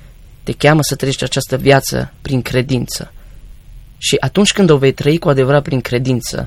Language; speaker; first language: Romanian; native; Romanian